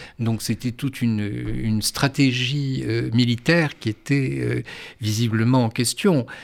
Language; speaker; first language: French; native; French